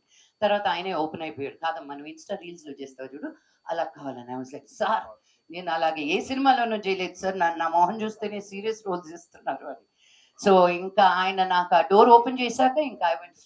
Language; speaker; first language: Telugu; native; Telugu